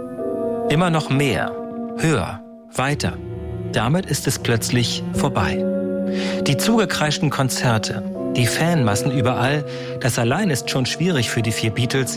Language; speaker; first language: German; native; German